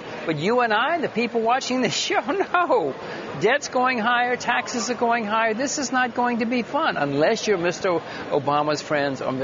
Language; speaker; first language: English; native; English